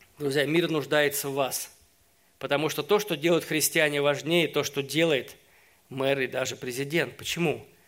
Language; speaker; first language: Russian; native; Russian